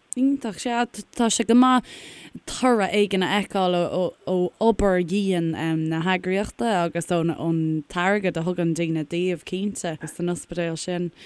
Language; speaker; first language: Irish; native; Irish